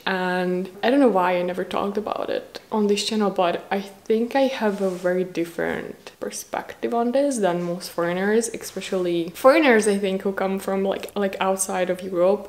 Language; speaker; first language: English; non-native, fluent; Hungarian